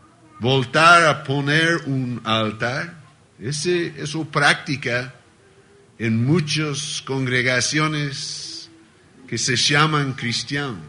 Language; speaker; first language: Spanish; non-native, learner; Portuguese